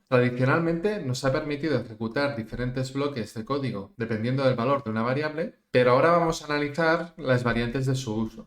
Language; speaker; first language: Spanish; native; Spanish